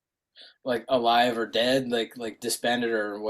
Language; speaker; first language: English; native; English